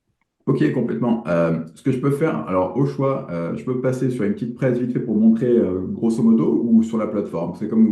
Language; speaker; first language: French; native; French